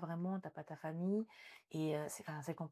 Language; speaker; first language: French; native; French